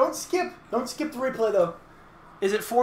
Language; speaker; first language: English; native; English